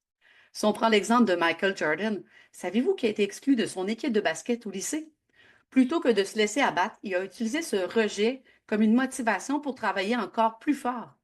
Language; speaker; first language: French; native; French